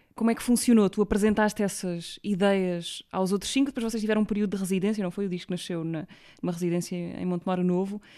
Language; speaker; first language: Portuguese; native; Portuguese